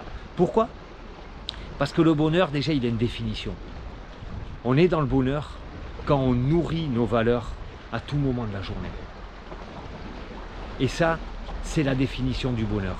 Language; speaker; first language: French; native; French